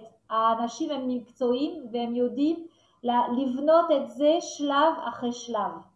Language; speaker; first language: Hebrew; non-native, fluent; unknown